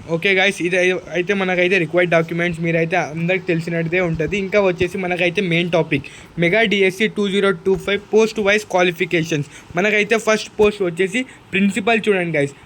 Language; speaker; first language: Telugu; non-native, local second language; Urdu